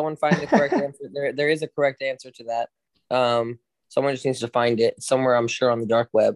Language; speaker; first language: English; native; English